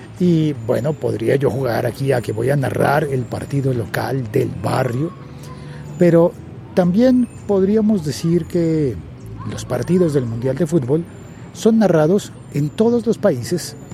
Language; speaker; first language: Spanish; native; Spanish